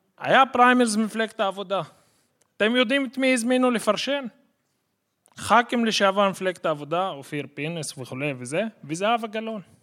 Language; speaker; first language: Hebrew; non-native, local second language; Arabic